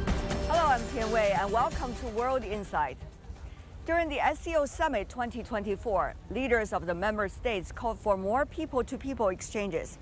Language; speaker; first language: English; non-native, fluent; Chinese